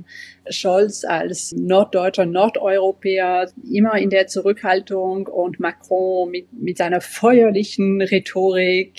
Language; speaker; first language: German; non-native, fluent; French